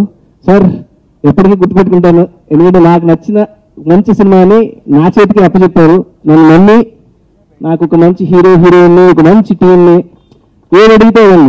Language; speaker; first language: Telugu; native; Telugu